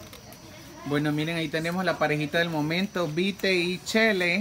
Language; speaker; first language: Spanish; native; Spanish